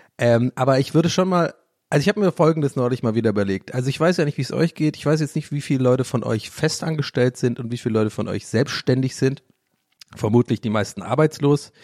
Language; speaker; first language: German; early bilingual, other home language; English